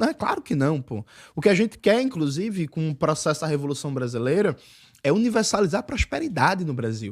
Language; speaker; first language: Portuguese; native; Portuguese